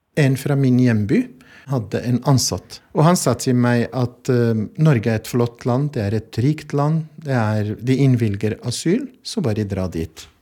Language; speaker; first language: Norwegian; non-native, fluent; Arabic